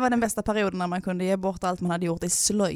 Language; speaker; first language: Swedish; native; Swedish